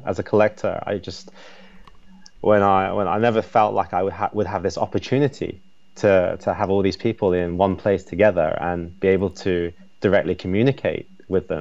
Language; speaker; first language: English; native; English